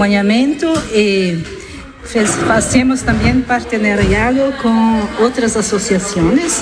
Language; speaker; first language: Spanish; non-native, learner; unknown